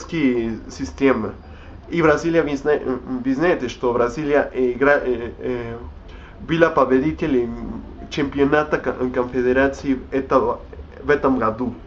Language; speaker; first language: Russian; non-native, learner; Spanish